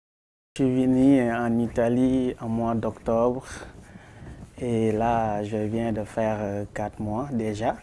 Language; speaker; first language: French; non-native, local second language; Wolof